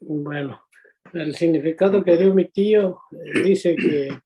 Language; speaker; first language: Spanish; non-native, local second language; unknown